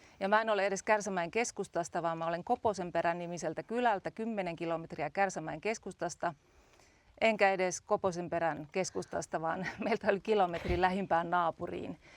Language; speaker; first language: Finnish; native; Finnish